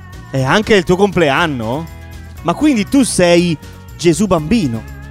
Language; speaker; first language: Italian; native; Italian